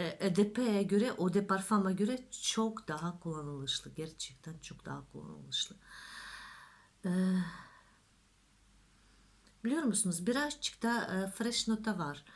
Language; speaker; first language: Turkish; non-native, learner; Russian